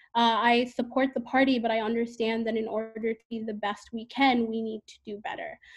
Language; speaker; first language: English; native; English